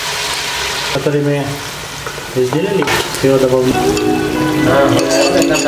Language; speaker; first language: Russian; non-native, learner; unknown